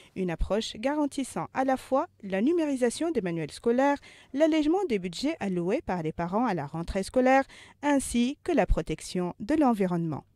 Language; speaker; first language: French; non-native, local second language; Arabic